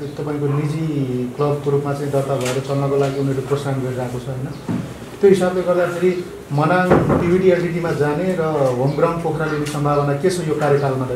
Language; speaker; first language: Nepali; non-native, local second language; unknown